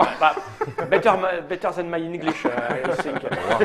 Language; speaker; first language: English; non-native, learner; French